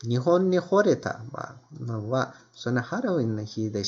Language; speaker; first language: Japanese; non-native, fluent; Turkish